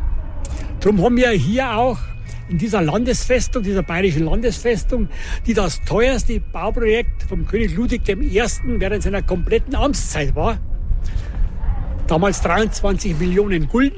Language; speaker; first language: German; native; German